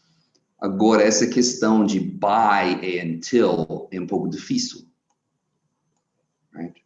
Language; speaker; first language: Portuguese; non-native, fluent; English